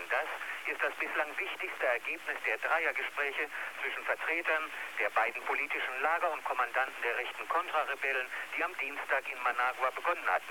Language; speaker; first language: German; native; German